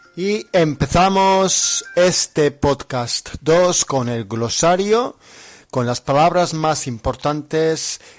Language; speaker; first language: Spanish; non-native, fluent; English